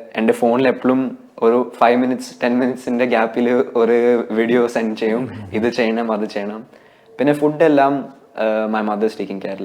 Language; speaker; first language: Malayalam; early bilingual, heritage; Malayalam